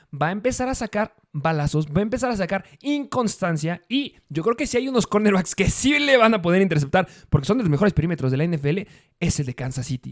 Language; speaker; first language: Spanish; native; Spanish